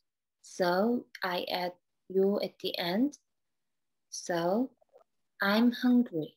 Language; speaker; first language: English; non-native, learner; Korean